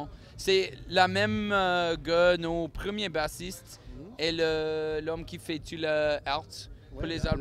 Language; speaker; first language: French; non-native, learner; English